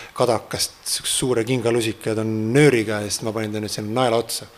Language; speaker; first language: Estonian; native; Estonian